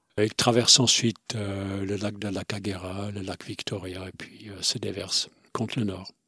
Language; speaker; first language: French; non-native, local second language; Swiss German